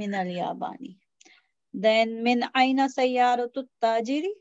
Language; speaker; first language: Arabic; non-native, fluent; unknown